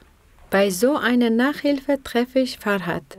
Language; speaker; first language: German; non-native, fluent; Persian